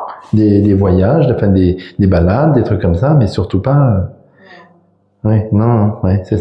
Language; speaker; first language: French; native; French